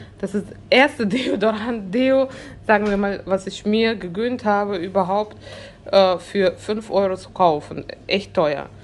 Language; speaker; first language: German; early bilingual, other home language; Russian